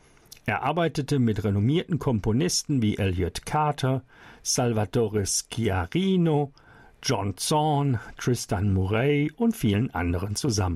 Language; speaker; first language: German; native; German